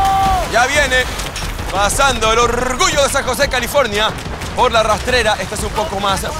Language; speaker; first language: Spanish; native; Spanish